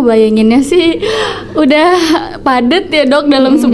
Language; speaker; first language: Indonesian; native; Indonesian